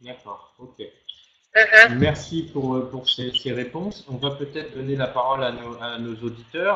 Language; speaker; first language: French; native; French